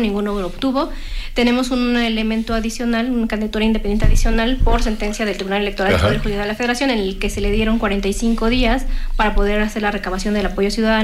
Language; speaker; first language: Spanish; native; Spanish